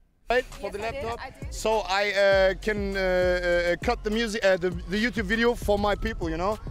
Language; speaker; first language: English; non-native, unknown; German